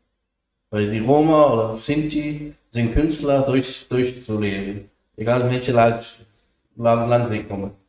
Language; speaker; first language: German; non-native, fluent; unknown